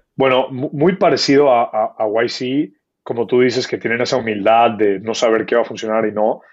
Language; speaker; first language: Spanish; native; Spanish